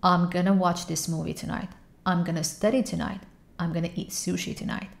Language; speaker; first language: English; non-native, fluent; Persian